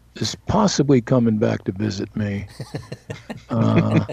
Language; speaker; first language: English; native; English